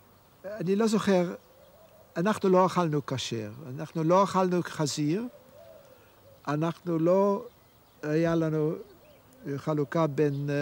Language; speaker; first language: Hebrew; non-native, fluent; German